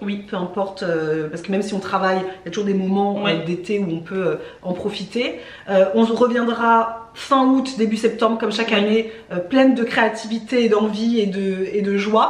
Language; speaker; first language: French; native; French